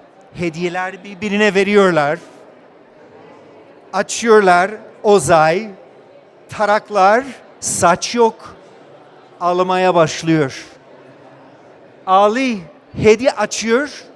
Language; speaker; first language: Turkish; non-native, learner; English